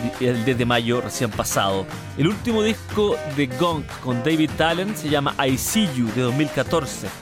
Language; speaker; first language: Spanish; native; Spanish